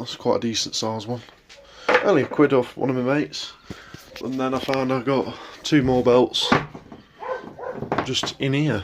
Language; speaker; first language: English; native; English